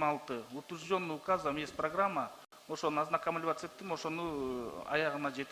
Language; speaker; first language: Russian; non-native, local second language; Kyrgyz